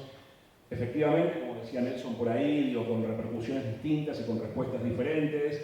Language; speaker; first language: Spanish; native; Spanish